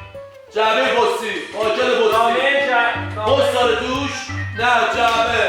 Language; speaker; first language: Persian; native; Persian